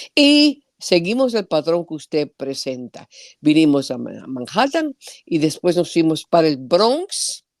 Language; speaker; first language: Spanish; early bilingual, heritage; Spanish